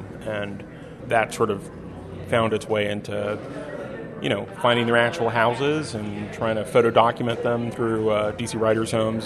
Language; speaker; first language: English; native; English